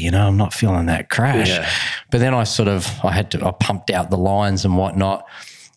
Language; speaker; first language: English; native; English